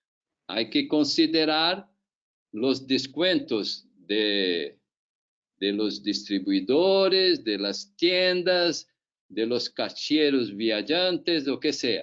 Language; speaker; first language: Spanish; non-native, learner; Portuguese